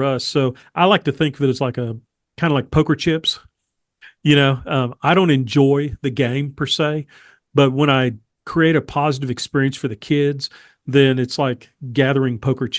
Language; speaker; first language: English; native; English